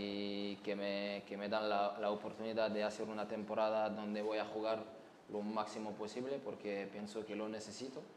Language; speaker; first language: Spanish; non-native, learner; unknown